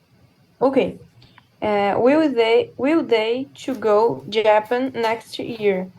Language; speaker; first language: English; non-native, learner; Portuguese